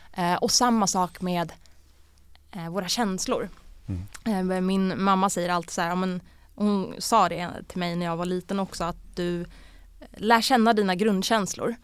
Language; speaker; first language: Swedish; early bilingual, other home language; Bosnian